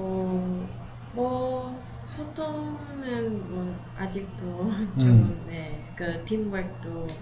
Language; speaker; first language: Korean; non-native, learner; Filipino